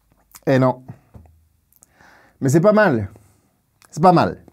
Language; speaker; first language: French; native; French